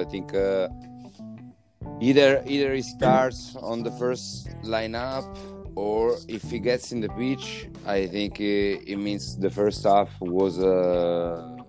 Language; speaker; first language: English; non-native, fluent; Italian